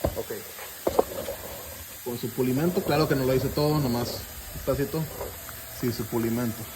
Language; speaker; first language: Spanish; early bilingual, heritage; Spanish